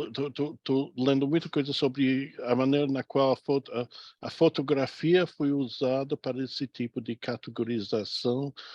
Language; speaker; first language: Portuguese; non-native, fluent; English